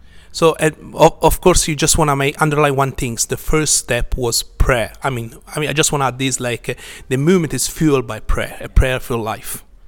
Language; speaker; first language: English; non-native, fluent; Italian